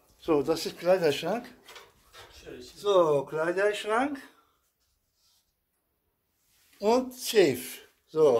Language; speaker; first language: German; early bilingual, heritage; Turkish